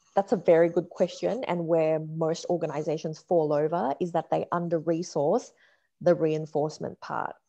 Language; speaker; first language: English; native; English